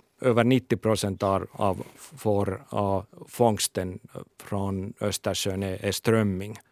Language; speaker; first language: Swedish; non-native, local second language; Finnish